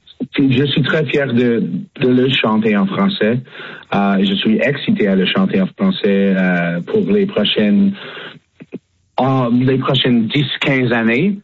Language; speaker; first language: French; non-native, learner; English